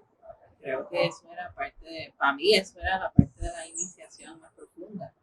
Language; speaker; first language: Spanish; early bilingual, heritage; English